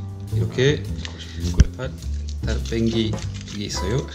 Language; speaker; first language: Korean; non-native, learner; French